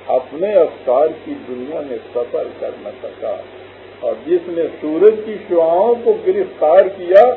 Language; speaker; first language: Urdu; non-native, local second language; Punjabi